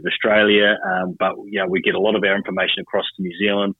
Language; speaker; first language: English; native; English